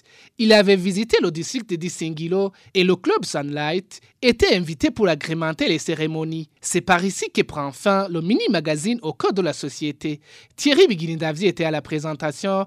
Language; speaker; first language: French; non-native, local second language; Rundi